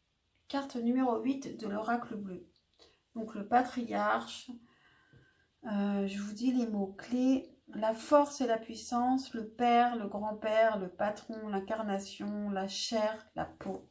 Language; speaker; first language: French; native; French